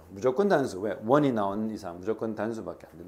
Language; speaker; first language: Korean; native; Korean